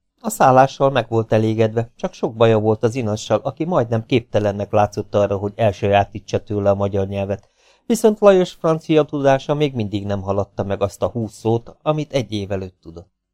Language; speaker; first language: Hungarian; native; Hungarian